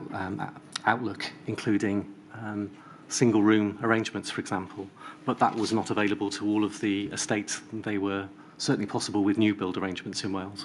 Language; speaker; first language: English; native; English